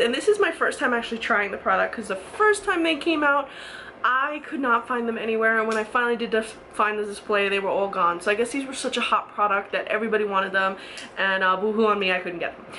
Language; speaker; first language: English; native; English